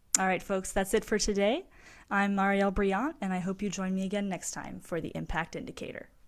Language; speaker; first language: English; native; English